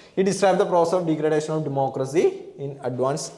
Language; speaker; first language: English; non-native, local second language; Malayalam